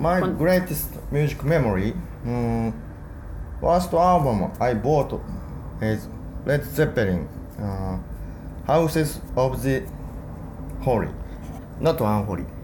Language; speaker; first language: English; non-native, learner; Japanese